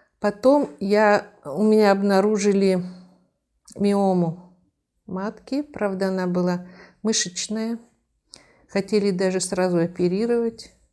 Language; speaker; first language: Russian; native; Russian